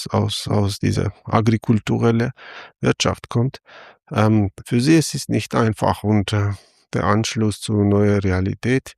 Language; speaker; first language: German; non-native, fluent; Armenian